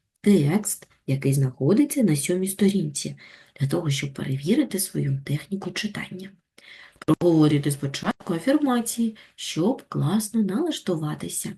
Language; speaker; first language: Ukrainian; native; Ukrainian